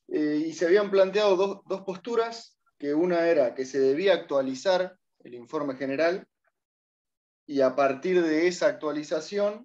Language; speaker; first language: Spanish; native; Spanish